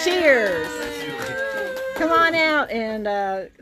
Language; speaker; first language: English; native; English